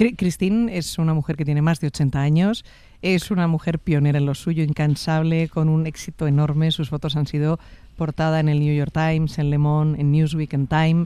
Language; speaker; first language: Spanish; native; Spanish